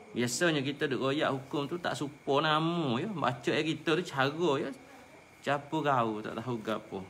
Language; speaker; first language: Malay; native; Malay